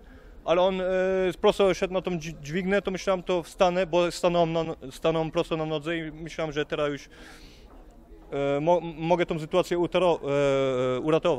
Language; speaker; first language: Polish; early bilingual, heritage; Polish